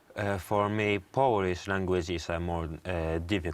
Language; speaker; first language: English; non-native, learner; Japanese